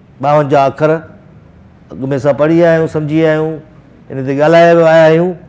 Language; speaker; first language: Sindhi; native; Sindhi